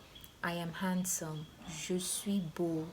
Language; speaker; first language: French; non-native, fluent; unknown